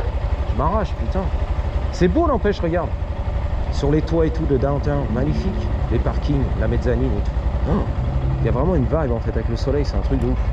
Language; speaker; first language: French; native; French